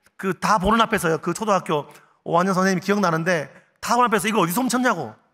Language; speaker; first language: Korean; native; Korean